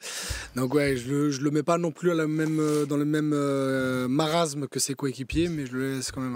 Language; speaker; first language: French; native; French